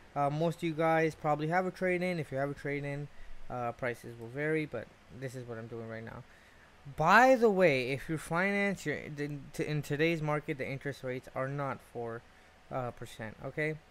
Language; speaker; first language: English; native; English